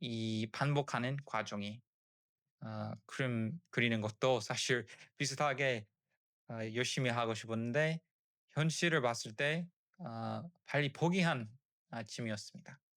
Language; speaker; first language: Korean; non-native, learner; English